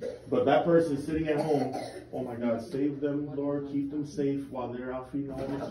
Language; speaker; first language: English; native; English